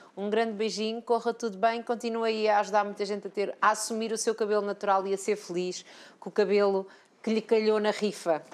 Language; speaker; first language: Portuguese; native; Portuguese